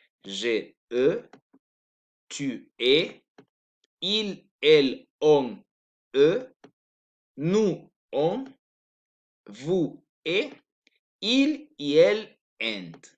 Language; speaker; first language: French; non-native, learner; Spanish